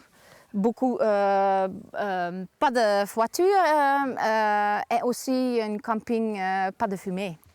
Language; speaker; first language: French; non-native, learner; Dutch